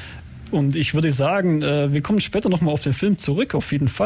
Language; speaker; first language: German; native; German